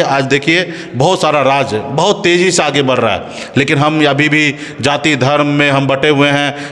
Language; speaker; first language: Hindi; native; Hindi